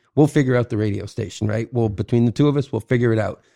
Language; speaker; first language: English; native; English